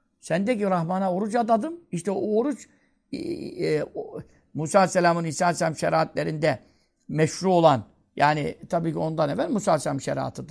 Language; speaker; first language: Turkish; native; Turkish